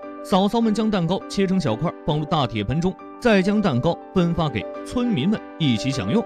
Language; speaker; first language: Chinese; native; Chinese